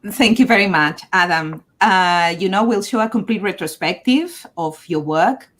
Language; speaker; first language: English; non-native, fluent; Catalan